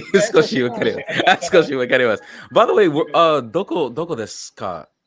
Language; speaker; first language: Japanese; non-native, learner; English